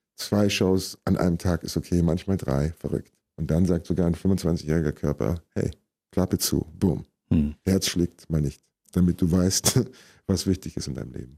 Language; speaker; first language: German; early bilingual, other home language; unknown